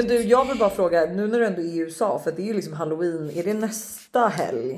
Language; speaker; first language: Swedish; native; Swedish